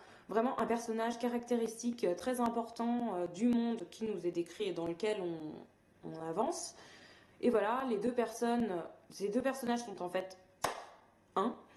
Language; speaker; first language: French; native; French